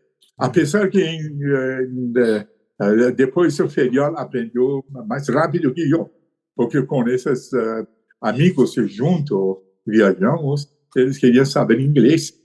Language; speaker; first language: Portuguese; non-native, learner; Persian